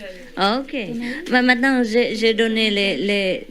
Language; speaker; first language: French; non-native, learner; Vietnamese